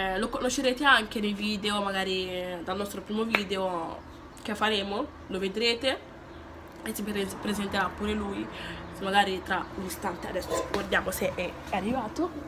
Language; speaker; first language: Italian; early bilingual, other home language; Wolof